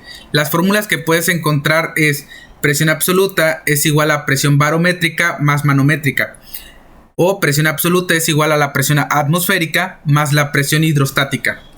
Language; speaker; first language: Spanish; native; Spanish